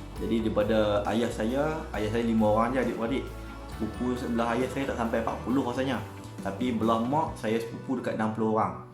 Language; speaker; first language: Malay; native; Malay